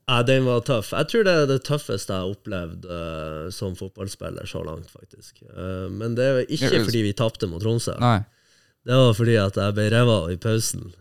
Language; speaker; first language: Norwegian; native; Norwegian